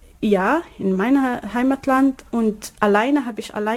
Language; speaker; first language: German; non-native, learner; Arabic